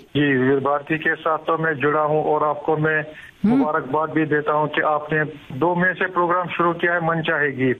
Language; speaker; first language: Hindi; non-native, local second language; Kashmiri